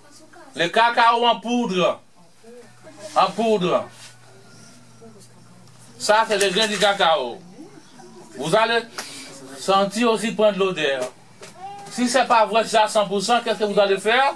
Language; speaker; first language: French; non-native, fluent; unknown